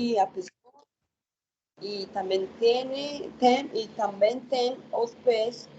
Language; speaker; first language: Portuguese; non-native, learner; Spanish